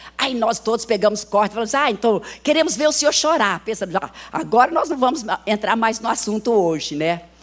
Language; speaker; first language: Portuguese; early bilingual, other home language; English